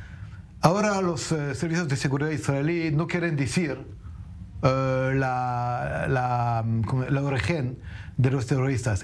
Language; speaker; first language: Spanish; non-native, fluent; French